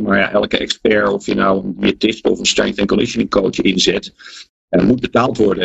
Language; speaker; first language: Dutch; native; Dutch